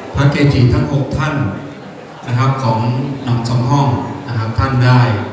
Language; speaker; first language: Thai; native; Thai